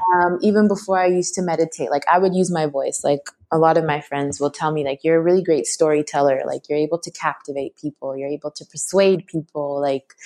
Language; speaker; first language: English; native; English